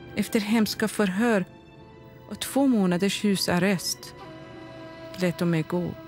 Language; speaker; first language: Swedish; non-native, fluent; Persian